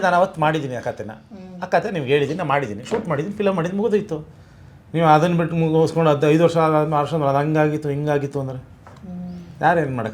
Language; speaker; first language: Kannada; native; Kannada